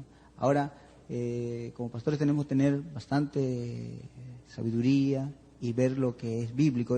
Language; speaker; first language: Spanish; native; Spanish